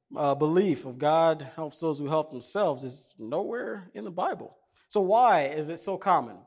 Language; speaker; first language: English; early bilingual, other home language; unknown